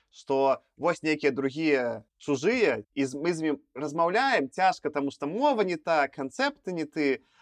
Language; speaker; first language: Belarusian; non-native, local second language; Russian